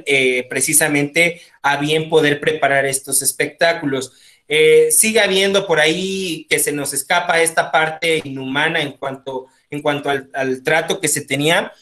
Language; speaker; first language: Spanish; native; Spanish